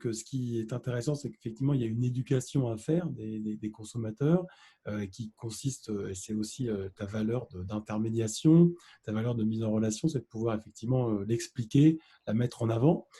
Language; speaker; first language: French; native; French